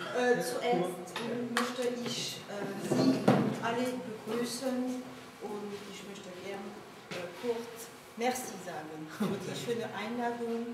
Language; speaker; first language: German; non-native, learner; French